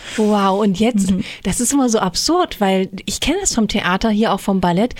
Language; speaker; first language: German; native; German